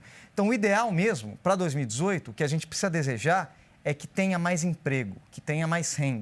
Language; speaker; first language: Portuguese; native; Portuguese